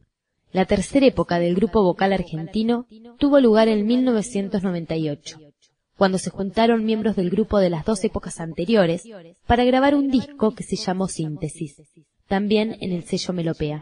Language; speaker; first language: Spanish; native; Spanish